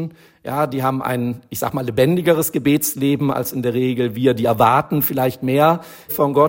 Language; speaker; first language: German; native; German